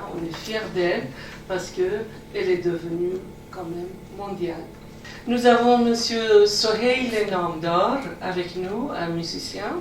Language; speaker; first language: French; non-native, fluent; Persian